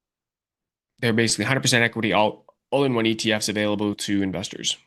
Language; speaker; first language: English; native; English